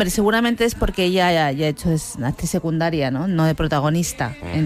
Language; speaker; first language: Spanish; native; Spanish